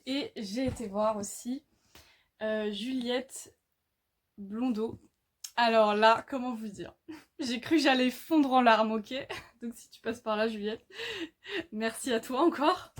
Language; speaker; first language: French; native; French